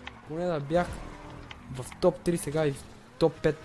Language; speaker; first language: Bulgarian; native; Bulgarian